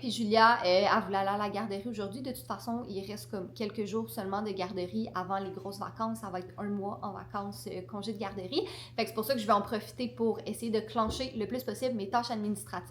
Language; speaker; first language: French; native; French